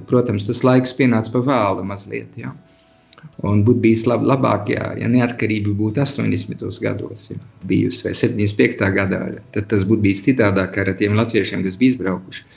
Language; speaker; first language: Latvian; early bilingual, heritage; Latvian